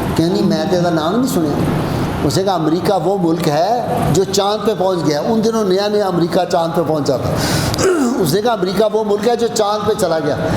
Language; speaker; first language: Urdu; non-native, local second language; Punjabi